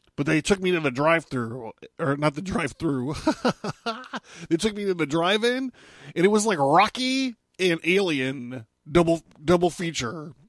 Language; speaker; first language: English; native; English